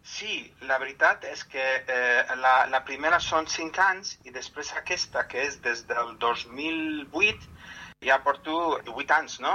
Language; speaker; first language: Catalan; non-native, fluent; Arabic